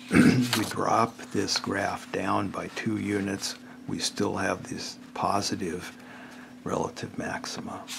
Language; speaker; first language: English; native; English